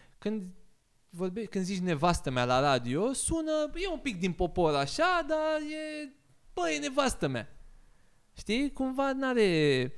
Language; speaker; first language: Romanian; native; Romanian